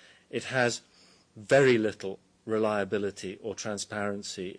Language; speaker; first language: English; native; English